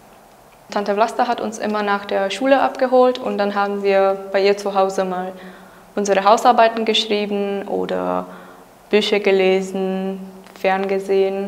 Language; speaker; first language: German; non-native, fluent; Czech